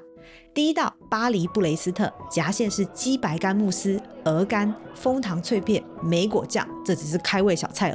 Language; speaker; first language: Chinese; native; Chinese